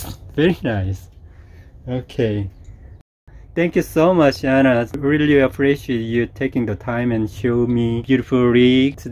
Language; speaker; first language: English; non-native, learner; Korean